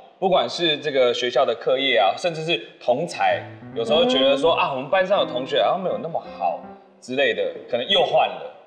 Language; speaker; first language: Chinese; native; Chinese